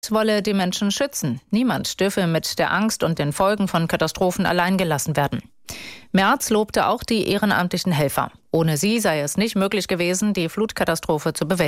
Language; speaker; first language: German; native; German